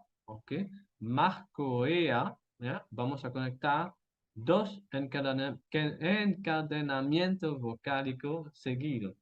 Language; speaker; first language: Spanish; non-native, fluent; French